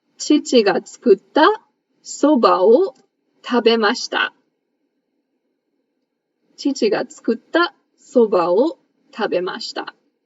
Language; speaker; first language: Japanese; non-native, fluent; English